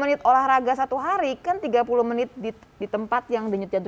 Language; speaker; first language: Indonesian; native; Indonesian